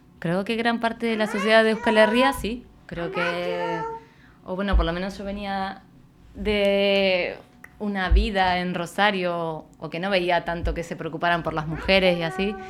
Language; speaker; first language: Spanish; native; Spanish